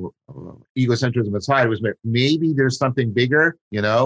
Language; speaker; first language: English; native; English